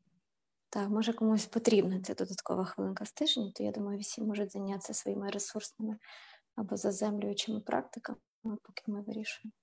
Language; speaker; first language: Ukrainian; native; Ukrainian